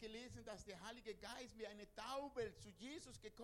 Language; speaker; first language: German; non-native, learner; Spanish